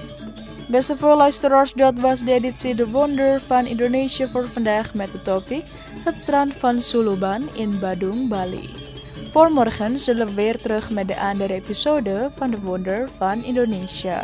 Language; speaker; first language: Dutch; non-native, learner; Indonesian